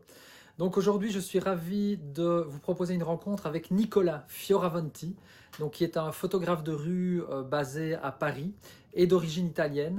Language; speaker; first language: French; native; French